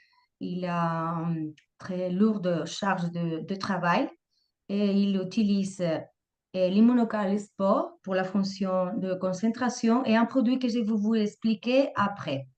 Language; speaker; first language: French; non-native, fluent; Spanish